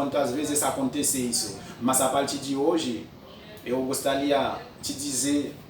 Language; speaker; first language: Portuguese; non-native, fluent; French